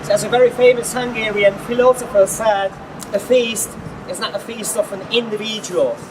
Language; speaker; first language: English; non-native, fluent; Hungarian